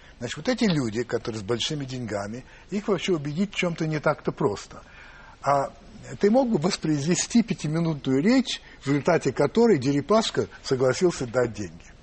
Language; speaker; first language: Russian; non-native, fluent; English